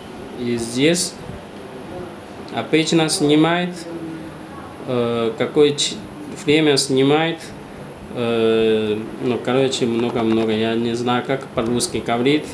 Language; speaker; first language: Russian; non-native, learner; Chinese